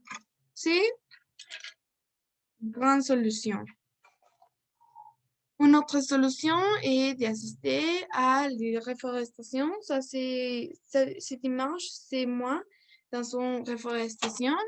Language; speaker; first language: French; non-native, learner; Spanish